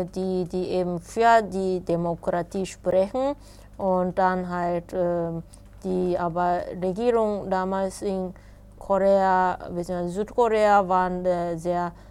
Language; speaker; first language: German; non-native, fluent; Japanese